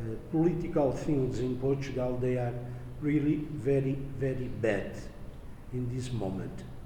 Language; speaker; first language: English; non-native, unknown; Portuguese